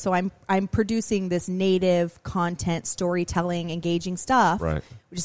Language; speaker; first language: English; native; English